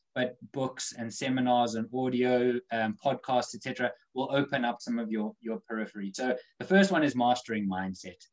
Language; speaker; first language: English; native; English